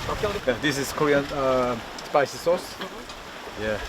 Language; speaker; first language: English; non-native, learner; Korean